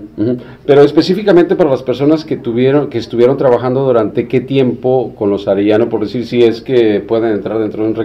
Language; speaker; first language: Spanish; native; Spanish